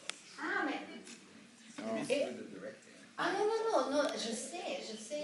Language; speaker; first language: French; non-native, fluent; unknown